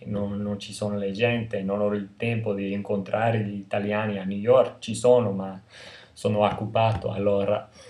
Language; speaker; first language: Italian; non-native, fluent; English